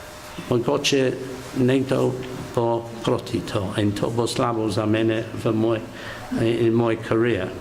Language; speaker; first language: Slovenian; non-native, learner; English